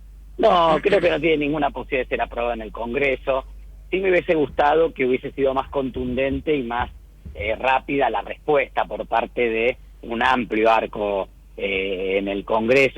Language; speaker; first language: Spanish; native; Spanish